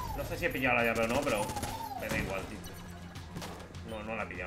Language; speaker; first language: Spanish; native; Spanish